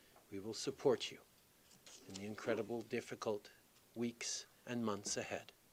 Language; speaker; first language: English; native; English